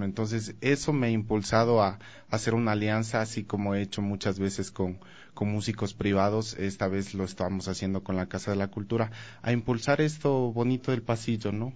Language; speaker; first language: Spanish; native; Spanish